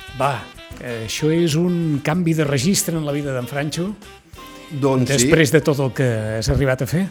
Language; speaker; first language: Catalan; native; Catalan